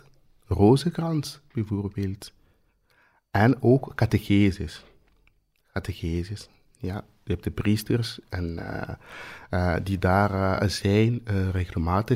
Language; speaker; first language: Dutch; non-native, fluent; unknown